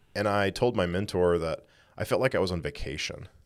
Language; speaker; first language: English; native; English